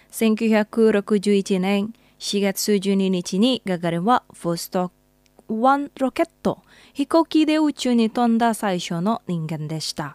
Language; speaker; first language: Japanese; non-native, fluent; Indonesian